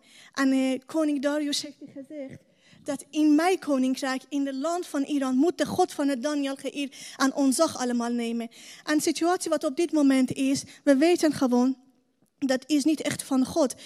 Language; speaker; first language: Dutch; non-native, learner; Persian